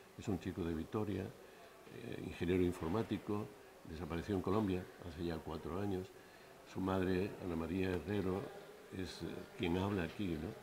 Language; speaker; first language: Spanish; native; Spanish